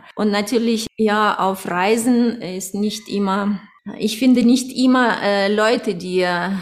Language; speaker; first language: German; early bilingual, other home language; Russian